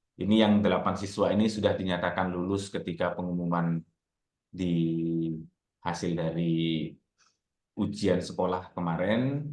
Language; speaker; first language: Indonesian; native; Indonesian